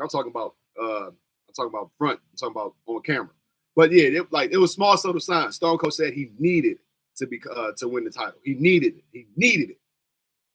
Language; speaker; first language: English; native; English